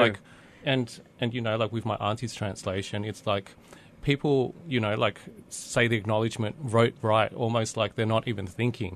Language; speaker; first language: English; early bilingual, other home language; Vietnamese